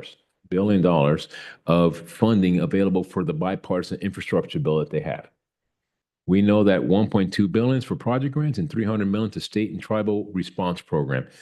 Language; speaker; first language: English; native; English